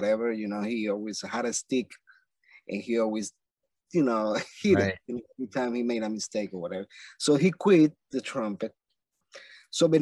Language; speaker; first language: English; non-native, fluent; Spanish